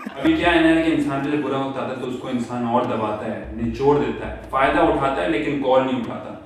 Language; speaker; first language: Urdu; native; Urdu